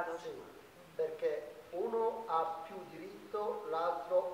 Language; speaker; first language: Italian; non-native, fluent; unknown